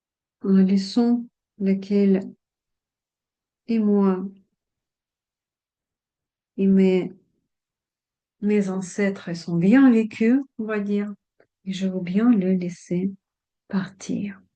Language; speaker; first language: French; non-native, fluent; Russian